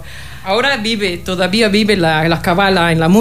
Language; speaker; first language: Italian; non-native, learner; Spanish